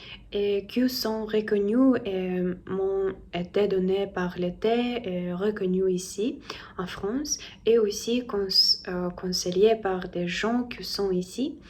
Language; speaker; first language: French; non-native, learner; Russian